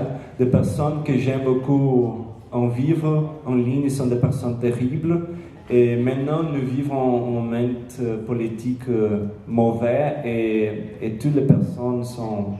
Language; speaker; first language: French; non-native, learner; Portuguese